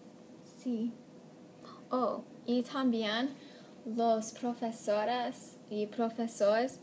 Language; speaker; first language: Spanish; non-native, learner; English